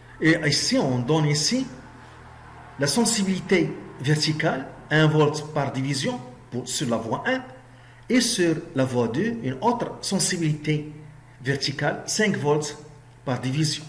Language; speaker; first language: French; non-native, local second language; Arabic